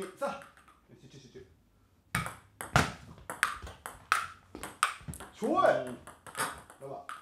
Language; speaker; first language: Japanese; native; Japanese